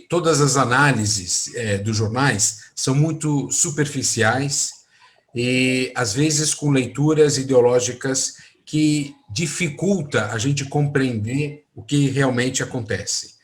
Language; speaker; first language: Portuguese; native; Portuguese